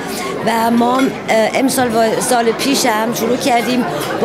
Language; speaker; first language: Persian; early bilingual, heritage; Persian